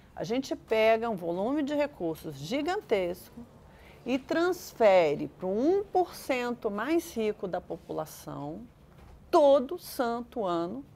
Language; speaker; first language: Portuguese; native; Portuguese